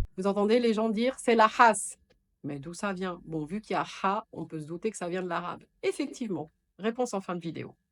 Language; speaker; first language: French; native; French